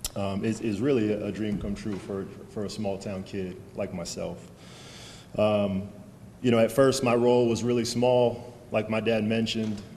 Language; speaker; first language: English; native; English